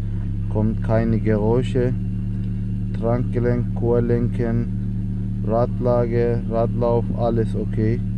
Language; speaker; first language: German; non-native, learner; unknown